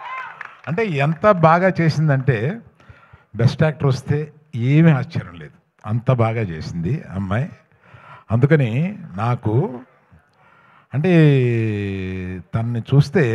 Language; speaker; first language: Telugu; native; Telugu